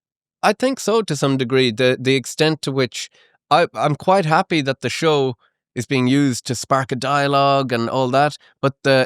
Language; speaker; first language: English; native; English